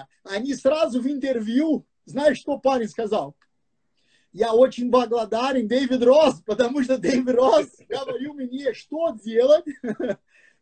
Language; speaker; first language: Russian; non-native, fluent; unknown